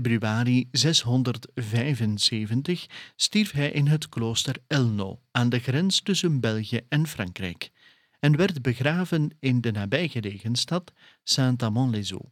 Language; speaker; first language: Dutch; native; Dutch